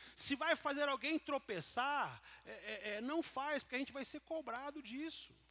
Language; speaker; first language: Portuguese; native; Portuguese